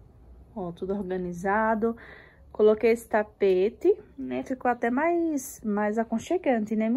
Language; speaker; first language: Portuguese; native; Portuguese